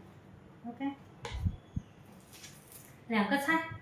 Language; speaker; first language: Indonesian; non-native, learner; Chinese